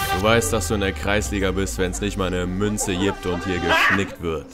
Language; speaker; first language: German; native; German